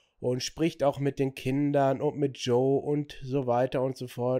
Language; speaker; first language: German; native; German